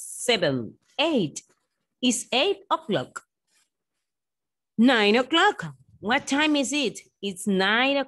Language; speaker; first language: English; non-native, fluent; Spanish